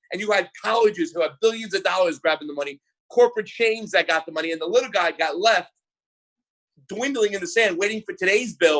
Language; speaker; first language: English; native; English